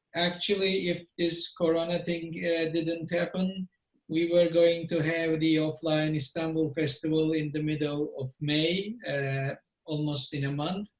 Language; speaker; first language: English; non-native, fluent; Turkish